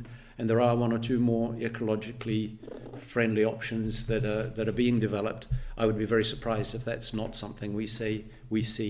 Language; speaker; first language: English; native; English